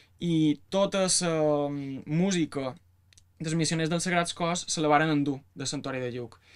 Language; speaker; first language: Catalan; native; Catalan